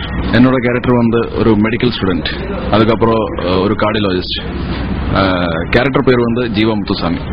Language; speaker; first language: Tamil; non-native, fluent; Malayalam